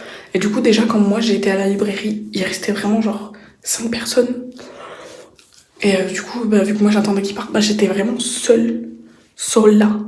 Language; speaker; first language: French; native; French